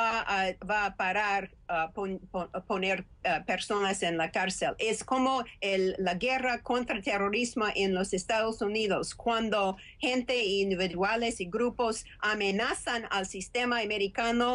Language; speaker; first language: Spanish; non-native, fluent; English